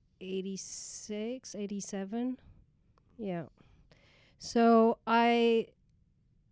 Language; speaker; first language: English; non-native, fluent; French